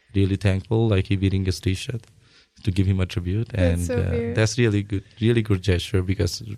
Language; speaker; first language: English; non-native, local second language; Punjabi